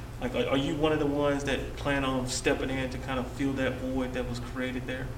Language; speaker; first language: English; native; English